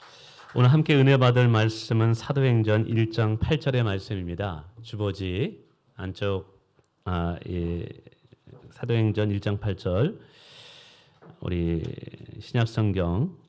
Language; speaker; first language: Korean; native; Korean